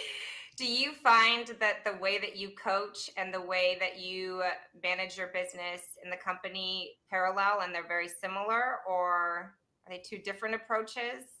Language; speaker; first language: English; native; English